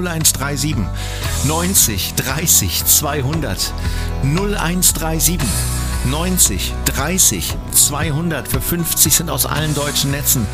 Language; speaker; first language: German; native; German